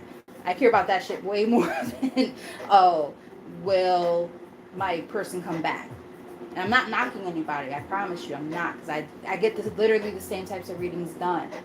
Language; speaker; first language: English; native; English